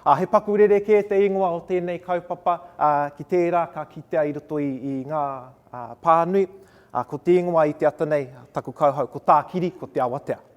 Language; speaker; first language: Māori; non-native, local second language; English